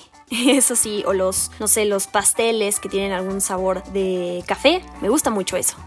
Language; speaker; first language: Spanish; native; Spanish